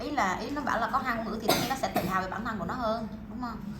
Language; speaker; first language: Vietnamese; native; Vietnamese